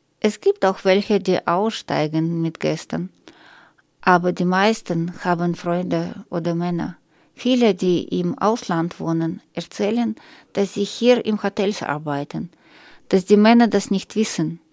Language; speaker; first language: German; non-native, learner; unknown